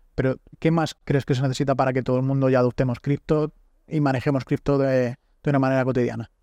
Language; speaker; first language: Spanish; native; Spanish